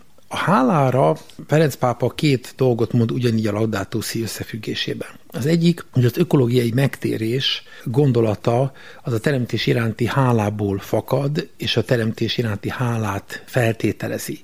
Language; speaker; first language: Hungarian; native; Hungarian